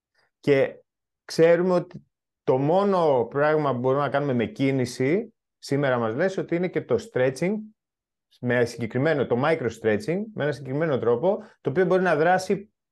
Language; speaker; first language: Greek; native; Greek